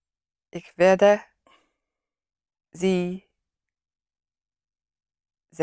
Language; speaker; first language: German; non-native, learner; English